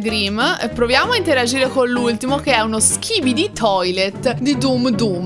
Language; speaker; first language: Italian; native; Italian